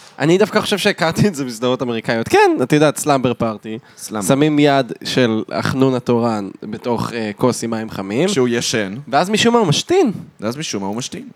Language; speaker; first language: Hebrew; native; Hebrew